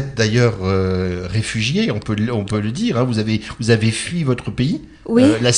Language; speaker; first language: French; native; French